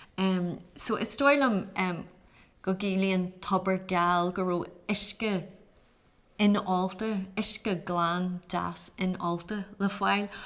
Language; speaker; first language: Irish; non-native, local second language; English